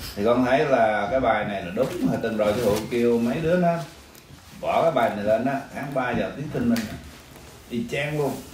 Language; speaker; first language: Vietnamese; early bilingual, other home language; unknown